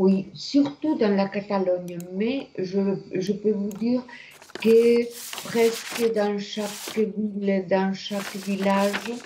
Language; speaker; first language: French; non-native, fluent; Spanish